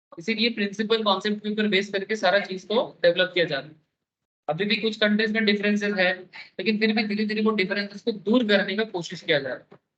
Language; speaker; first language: Hindi; non-native, local second language; Bangla